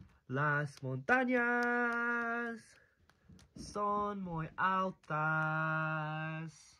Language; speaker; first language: Spanish; non-native, learner; English